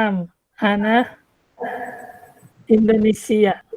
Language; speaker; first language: Arabic; non-native, learner; Indonesian